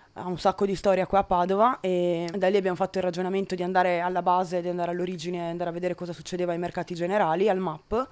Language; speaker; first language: Italian; native; Italian